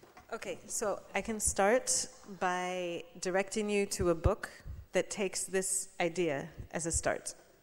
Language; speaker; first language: English; native; English